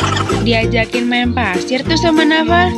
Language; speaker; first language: Indonesian; native; Indonesian